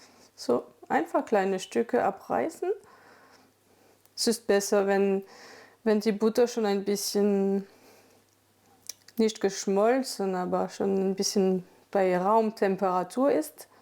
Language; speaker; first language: German; non-native, fluent; French